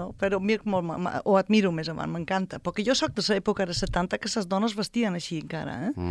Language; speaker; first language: Catalan; non-native, fluent; German